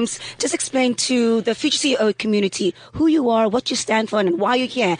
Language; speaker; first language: English; non-native, local second language; Xhosa